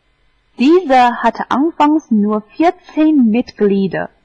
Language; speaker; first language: German; non-native, fluent; Chinese